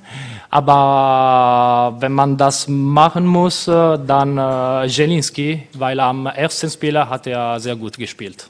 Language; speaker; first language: German; non-native, fluent; Italian